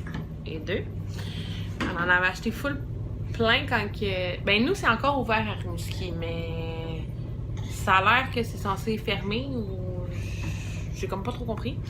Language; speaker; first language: French; native; French